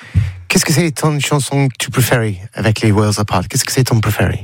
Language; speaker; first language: French; non-native, learner; English